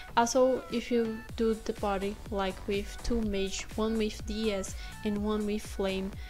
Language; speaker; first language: English; non-native, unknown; Portuguese